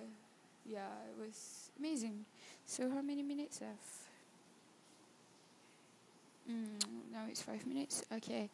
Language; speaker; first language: English; non-native, local second language; Malay